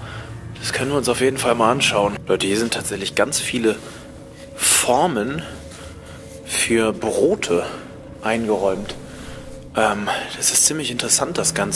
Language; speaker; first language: German; native; German